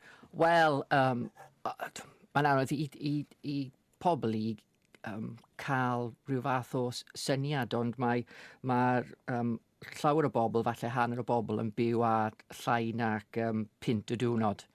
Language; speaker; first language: Welsh; non-native, fluent; English